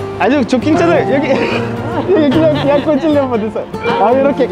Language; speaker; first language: Korean; non-native, learner; Ukrainian